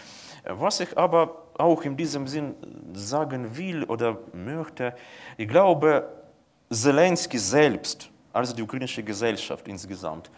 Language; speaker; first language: German; non-native, fluent; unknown